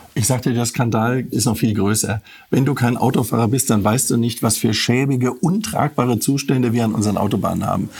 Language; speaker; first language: German; native; German